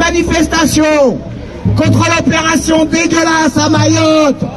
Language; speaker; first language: French; native; French